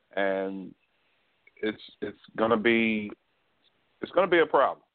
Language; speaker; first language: English; native; English